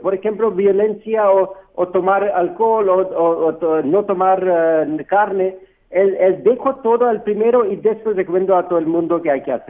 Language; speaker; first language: Spanish; non-native, fluent; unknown